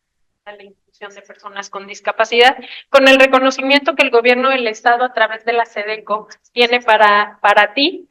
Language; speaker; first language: Spanish; native; Spanish